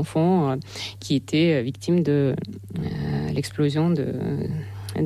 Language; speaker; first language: French; non-native, fluent; Russian